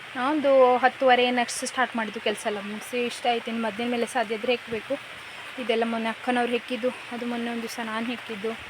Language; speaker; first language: Kannada; native; Kannada